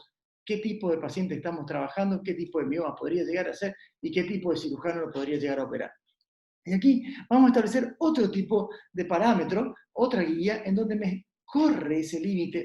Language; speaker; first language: Spanish; native; Spanish